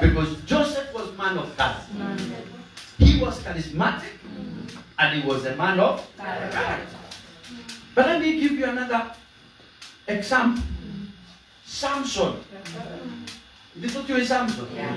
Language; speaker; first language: English; non-native, local second language; Kikuyu